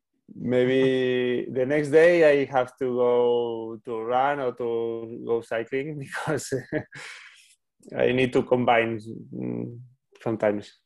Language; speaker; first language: English; non-native, learner; Spanish